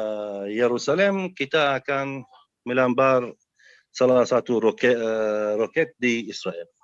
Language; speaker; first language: Indonesian; non-native, fluent; Arabic